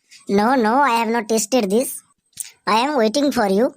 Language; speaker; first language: English; non-native, learner; Bangla